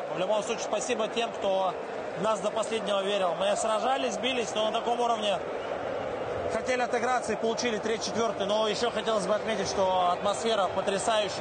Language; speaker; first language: Russian; native; Russian